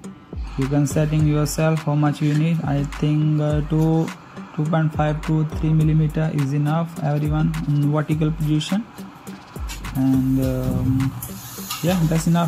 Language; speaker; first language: English; non-native, learner; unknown